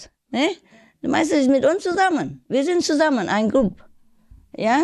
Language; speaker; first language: German; non-native, learner; Vietnamese